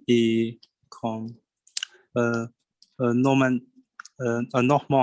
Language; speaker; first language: French; non-native, learner; Chinese